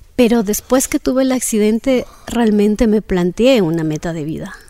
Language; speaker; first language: Spanish; native; Spanish